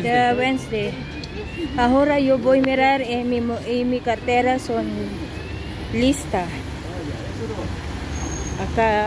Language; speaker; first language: Spanish; non-native, learner; Filipino